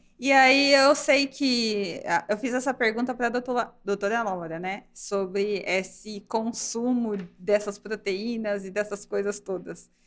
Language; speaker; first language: Portuguese; native; Portuguese